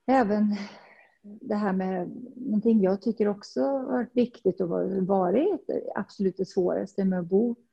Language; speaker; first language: Swedish; native; Swedish